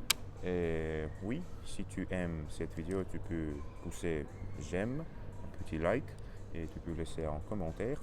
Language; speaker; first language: French; non-native, learner; Russian